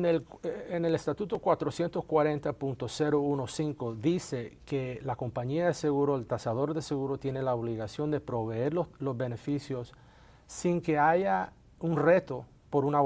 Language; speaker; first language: Spanish; native; Spanish